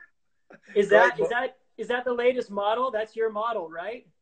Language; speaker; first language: English; native; English